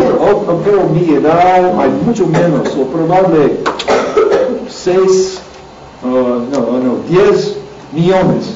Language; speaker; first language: Spanish; non-native, learner; English